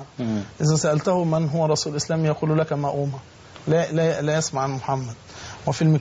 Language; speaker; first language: Arabic; native; Arabic